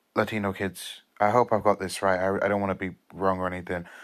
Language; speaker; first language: English; native; English